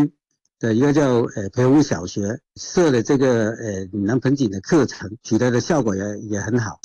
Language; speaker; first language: Chinese; non-native, local second language; Cantonese